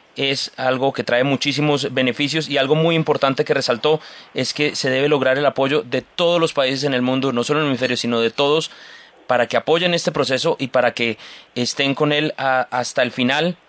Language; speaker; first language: Spanish; native; Spanish